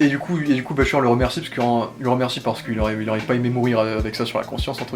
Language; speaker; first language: French; native; French